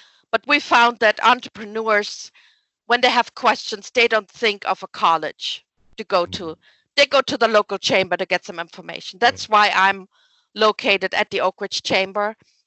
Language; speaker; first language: English; non-native, fluent; German